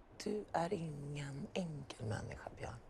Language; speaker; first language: Swedish; native; Swedish